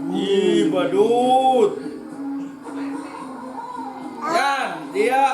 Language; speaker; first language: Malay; non-native, local second language; Sundanese